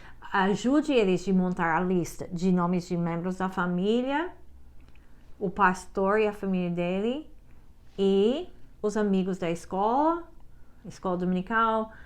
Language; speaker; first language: Portuguese; non-native, learner; English